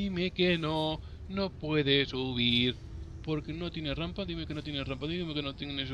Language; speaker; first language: Spanish; native; Spanish